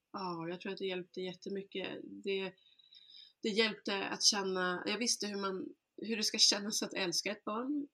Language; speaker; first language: Swedish; early bilingual, other home language; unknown